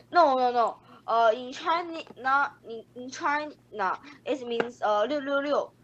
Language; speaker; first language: English; non-native, learner; Chinese